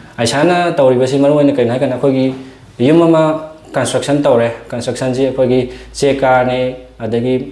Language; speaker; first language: Manipuri; native; Manipuri